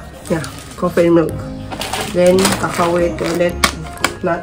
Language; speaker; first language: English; non-native, local second language; Filipino